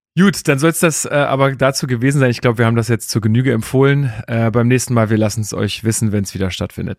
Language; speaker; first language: German; native; German